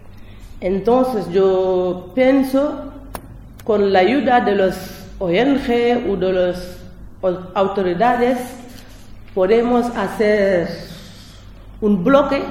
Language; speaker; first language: Spanish; non-native, learner; French